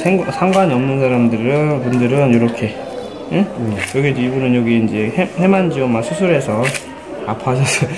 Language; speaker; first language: Korean; native; Korean